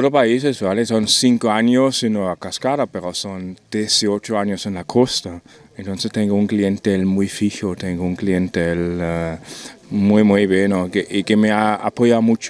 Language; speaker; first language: Spanish; non-native, learner; German